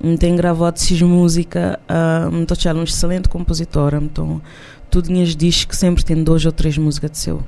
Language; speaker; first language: Portuguese; non-native, local second language; Kabuverdianu